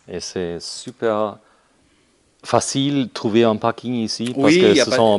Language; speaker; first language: French; non-native, learner; German